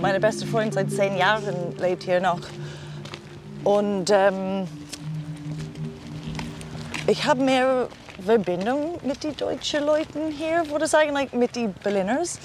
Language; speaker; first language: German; non-native, learner; English